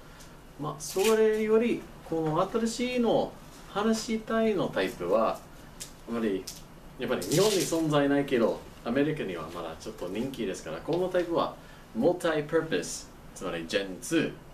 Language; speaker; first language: Japanese; non-native, learner; English